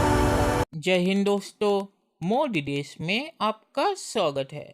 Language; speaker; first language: Hindi; native; Hindi